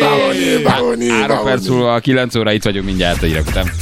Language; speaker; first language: Hungarian; native; Hungarian